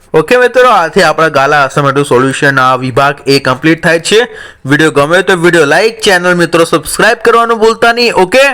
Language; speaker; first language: Gujarati; non-native, local second language; Marathi